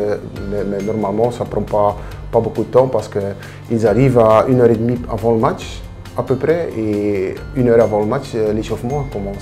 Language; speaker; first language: French; non-native, local second language; Dutch